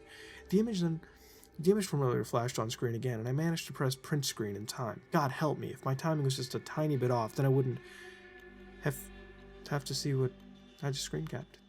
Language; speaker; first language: English; native; English